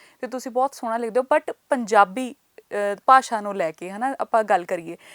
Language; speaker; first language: Punjabi; native; Punjabi